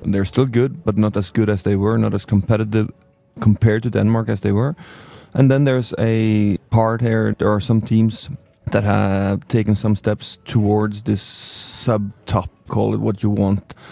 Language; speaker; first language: English; non-native, fluent; Norwegian